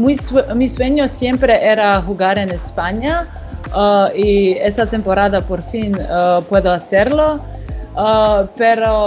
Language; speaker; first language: Spanish; non-native, learner; Slovenian